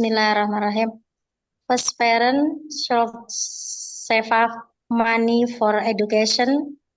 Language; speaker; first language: English; non-native, learner; Indonesian